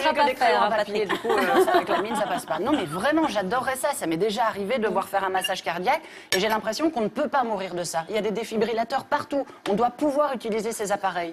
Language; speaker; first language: French; native; French